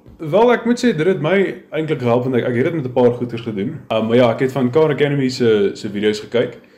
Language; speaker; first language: Afrikaans; native; Afrikaans